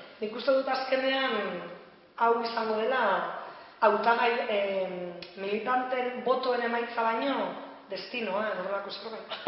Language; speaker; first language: Basque; native; Basque